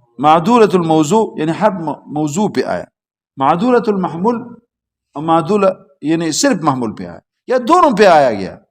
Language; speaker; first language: Urdu; non-native, local second language; Pashto